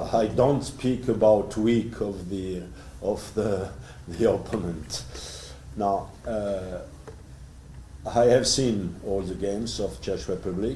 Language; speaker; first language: English; non-native, learner; French